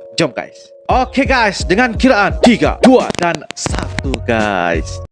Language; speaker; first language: Malay; native; Malay